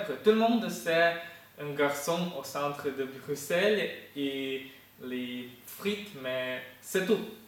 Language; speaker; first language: French; non-native, fluent; Ukrainian